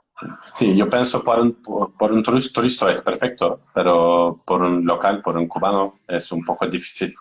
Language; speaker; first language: Spanish; non-native, learner; Turkish